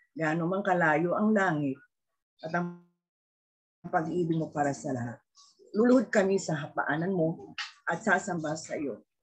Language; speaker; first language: Filipino; native; Filipino